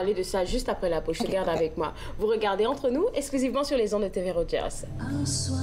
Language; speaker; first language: French; native; French